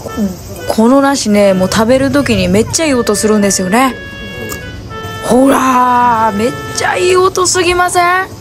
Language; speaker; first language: Japanese; native; Japanese